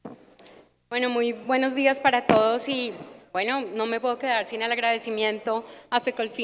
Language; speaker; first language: Spanish; native; Spanish